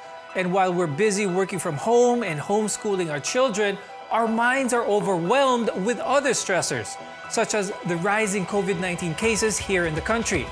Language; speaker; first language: English; non-native, local second language; Filipino